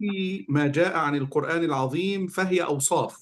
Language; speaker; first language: Arabic; native; Arabic